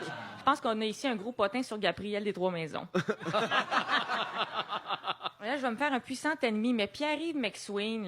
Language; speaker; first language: French; native; French